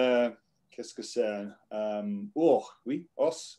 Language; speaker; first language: French; non-native, learner; English